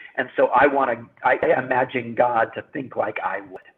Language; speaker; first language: English; native; English